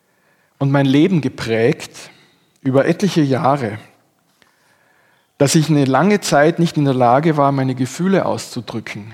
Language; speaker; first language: German; native; German